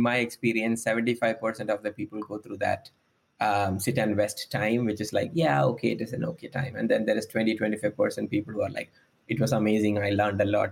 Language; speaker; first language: English; non-native, local second language; Malayalam